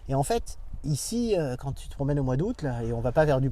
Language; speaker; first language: French; native; French